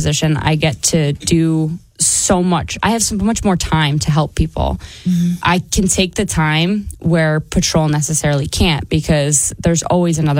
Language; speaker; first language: English; native; English